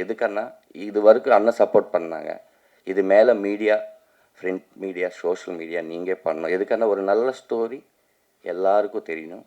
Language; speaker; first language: Tamil; non-native, learner; Telugu